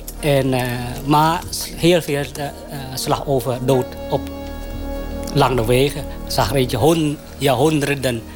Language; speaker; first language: Dutch; non-native, fluent; Khmer